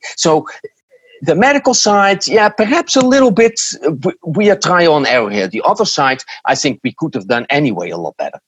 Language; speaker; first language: English; non-native, fluent; Dutch